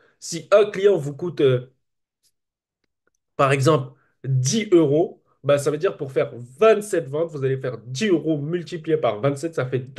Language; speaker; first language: French; native; French